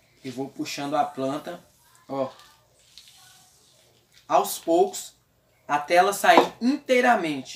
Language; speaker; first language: Portuguese; native; Portuguese